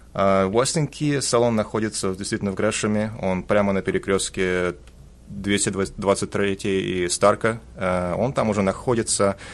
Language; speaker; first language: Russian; early bilingual, heritage; Russian